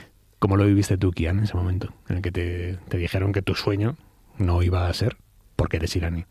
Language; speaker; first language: Spanish; native; Spanish